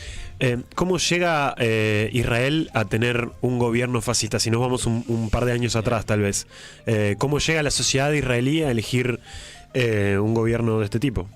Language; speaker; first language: Spanish; native; Spanish